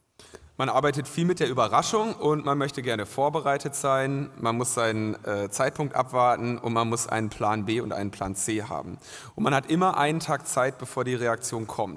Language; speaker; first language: German; native; German